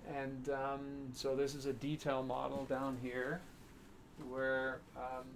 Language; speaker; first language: English; non-native, fluent; German